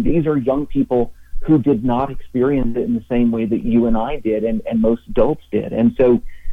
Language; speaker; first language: English; native; English